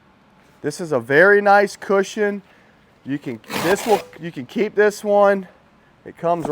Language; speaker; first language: English; native; English